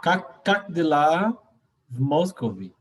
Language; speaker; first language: Russian; non-native, learner; Portuguese